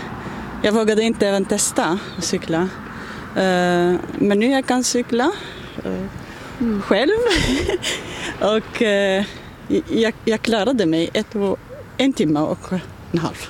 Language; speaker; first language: Swedish; non-native, learner; Arabic